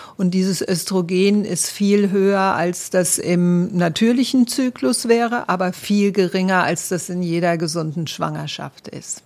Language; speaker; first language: German; native; German